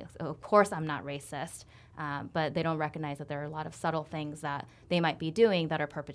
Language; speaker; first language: English; early bilingual, other home language; Korean